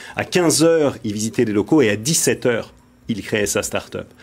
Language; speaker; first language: French; native; French